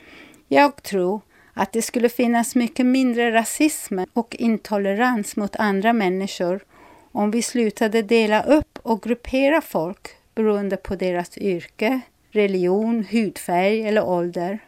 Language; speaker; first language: Swedish; non-native, fluent; English